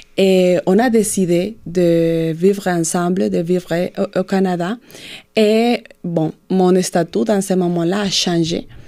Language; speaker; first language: French; non-native, fluent; Spanish